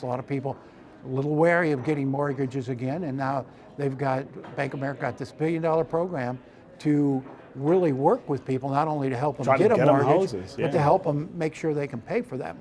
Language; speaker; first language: English; native; English